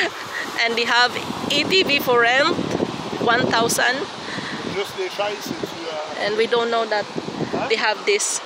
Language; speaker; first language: English; non-native, local second language; Filipino